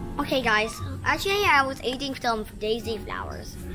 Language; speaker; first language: English; non-native, learner; Thai